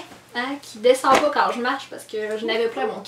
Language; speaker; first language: French; native; French